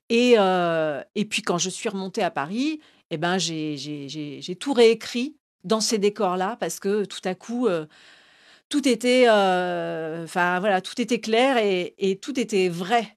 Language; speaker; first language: French; native; French